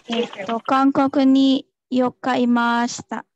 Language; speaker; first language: Japanese; non-native, learner; Filipino